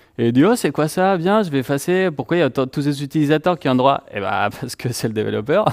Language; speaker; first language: French; non-native, fluent; Spanish